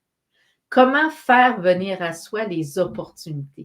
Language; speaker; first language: French; native; French